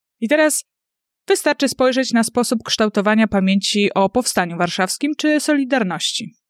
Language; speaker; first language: Polish; native; Polish